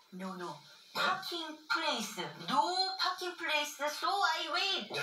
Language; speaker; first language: English; non-native, learner; Korean